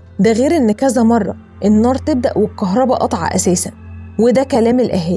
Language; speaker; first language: Arabic; native; Arabic